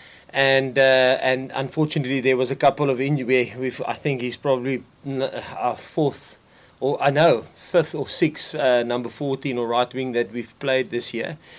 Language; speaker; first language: English; non-native, local second language; Afrikaans